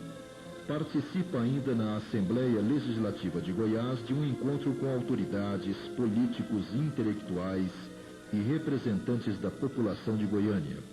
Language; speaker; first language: Portuguese; native; Portuguese